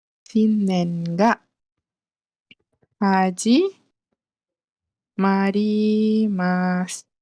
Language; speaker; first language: Japanese; non-native, fluent; Malay